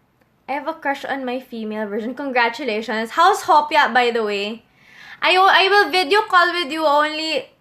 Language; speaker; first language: English; non-native, local second language; Filipino